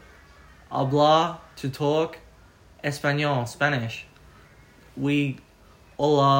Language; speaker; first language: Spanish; non-native, learner; English